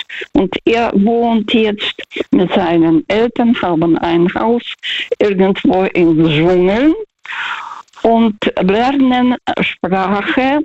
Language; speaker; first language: German; non-native, fluent; Russian